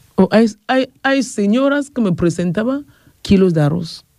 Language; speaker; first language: Spanish; non-native, fluent; French